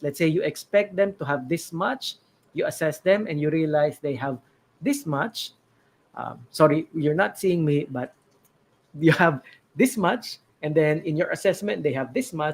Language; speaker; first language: English; non-native, local second language; Filipino